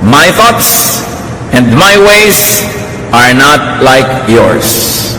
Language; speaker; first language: English; non-native, local second language; Filipino